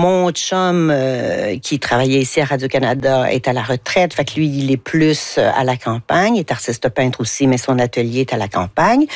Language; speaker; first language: French; native; French